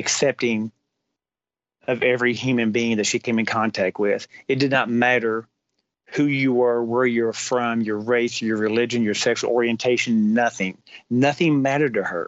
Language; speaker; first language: English; native; English